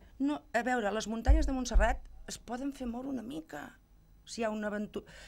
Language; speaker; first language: Catalan; native; Catalan